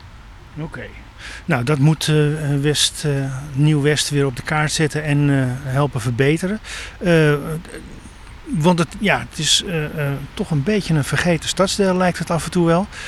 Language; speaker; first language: Dutch; native; Dutch